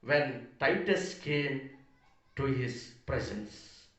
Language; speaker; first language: English; non-native, local second language; Telugu